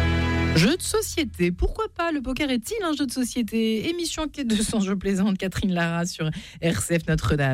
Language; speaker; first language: French; native; French